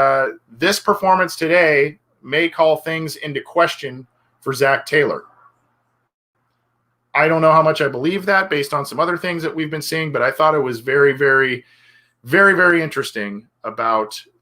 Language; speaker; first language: English; native; English